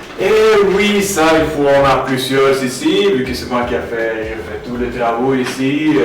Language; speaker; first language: French; non-native, fluent; Swedish